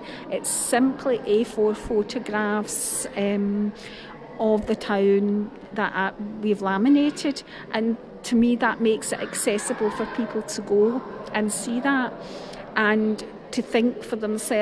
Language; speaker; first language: English; native; English